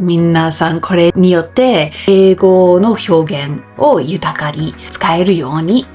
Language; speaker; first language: Japanese; non-native, fluent; English